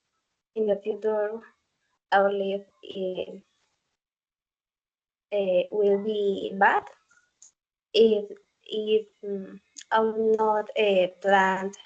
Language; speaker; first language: English; non-native, learner; Spanish